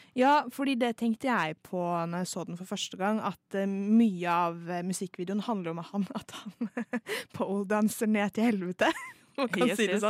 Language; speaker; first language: Norwegian; native; Norwegian